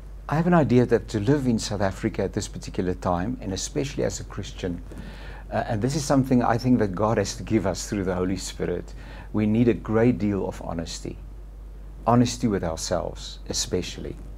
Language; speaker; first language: English; non-native, local second language; Afrikaans